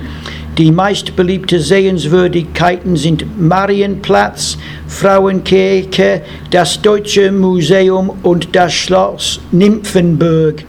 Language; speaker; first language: German; non-native, learner; English